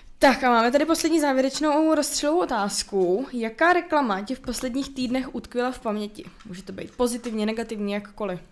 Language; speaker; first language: Czech; native; Czech